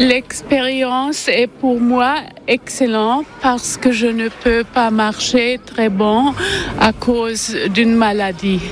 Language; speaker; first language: French; non-native, learner; German